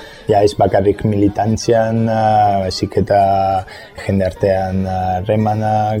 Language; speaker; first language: Basque; non-native, fluent; Italian